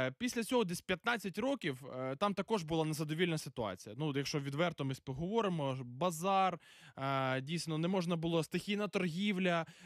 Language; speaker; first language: Ukrainian; native; Ukrainian